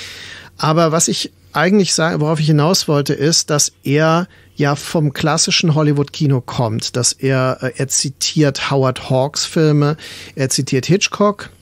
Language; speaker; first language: German; native; German